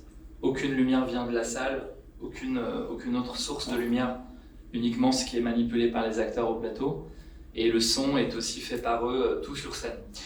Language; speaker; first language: French; native; French